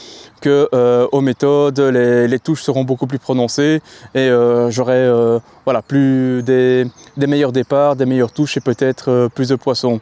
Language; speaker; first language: French; native; French